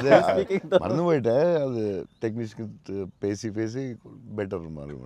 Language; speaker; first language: Tamil; non-native, local second language; Telugu